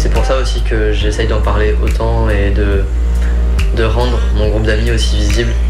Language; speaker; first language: French; native; French